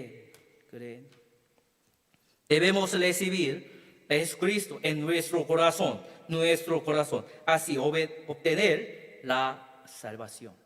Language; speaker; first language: Spanish; non-native, learner; Korean